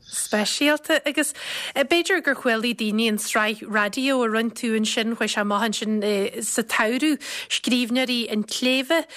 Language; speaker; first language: Irish; native; Irish